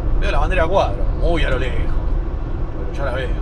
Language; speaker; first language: Spanish; native; Spanish